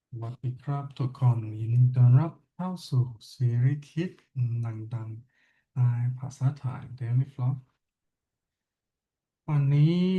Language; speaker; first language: Thai; non-native, learner; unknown